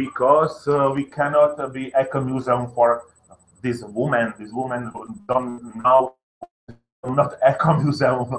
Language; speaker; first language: English; non-native, learner; Slovak